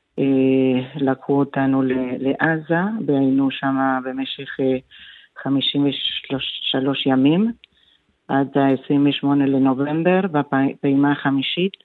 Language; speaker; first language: Hebrew; non-native, fluent; Spanish